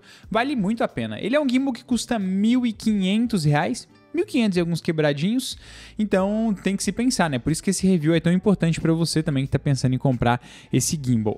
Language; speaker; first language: Portuguese; native; Portuguese